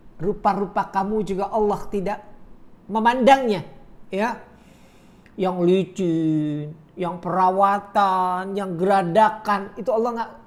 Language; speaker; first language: Indonesian; native; Indonesian